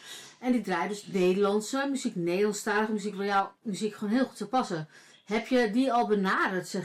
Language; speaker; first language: Dutch; native; Dutch